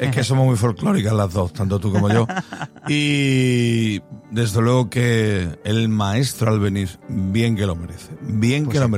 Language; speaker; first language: Spanish; native; Spanish